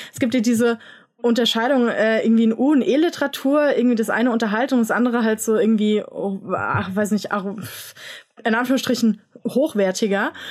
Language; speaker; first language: German; native; German